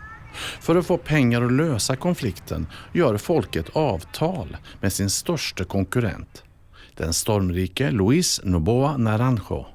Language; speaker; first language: Swedish; native; Swedish